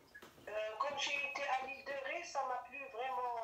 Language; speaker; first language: French; non-native, learner; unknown